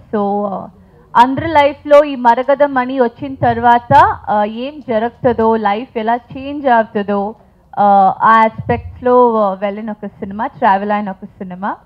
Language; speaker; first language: Telugu; non-native, fluent; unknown